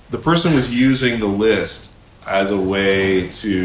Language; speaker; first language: English; native; English